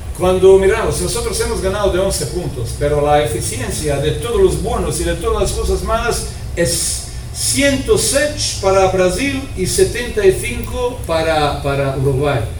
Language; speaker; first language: Spanish; non-native, fluent; Croatian